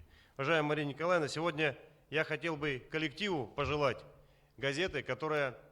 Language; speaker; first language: Russian; native; Russian